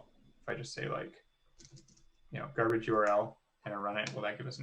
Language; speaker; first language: English; native; English